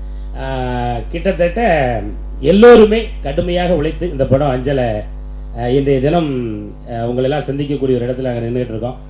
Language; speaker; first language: Tamil; native; Tamil